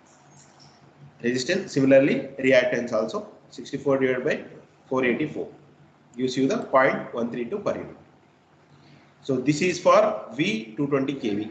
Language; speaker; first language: English; non-native, local second language; Kannada